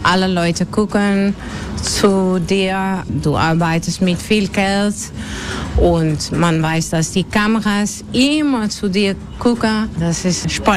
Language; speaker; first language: German; non-native, learner; Dutch